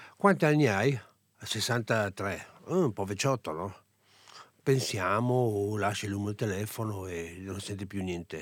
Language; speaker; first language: Italian; non-native, local second language; German